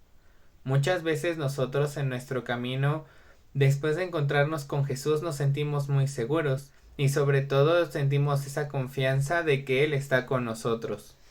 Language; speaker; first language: Spanish; native; Spanish